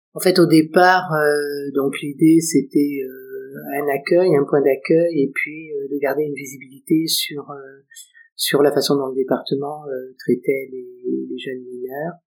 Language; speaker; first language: French; native; French